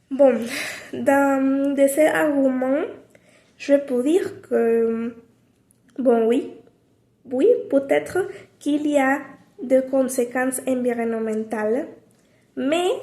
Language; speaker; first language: French; non-native, learner; Spanish